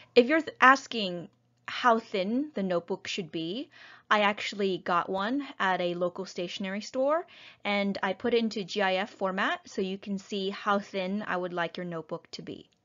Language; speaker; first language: English; native; English